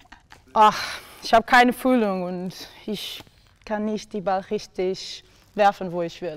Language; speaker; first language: German; non-native, learner; Portuguese